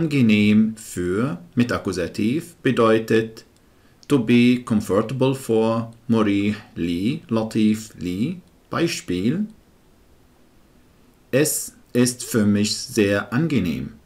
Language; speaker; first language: German; non-native, fluent; Arabic